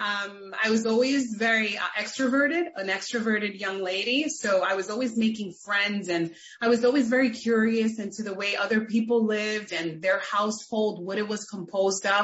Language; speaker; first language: English; native; English